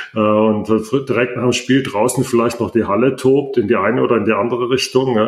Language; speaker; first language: German; native; German